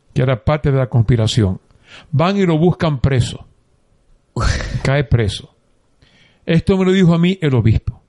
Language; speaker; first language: Spanish; native; Spanish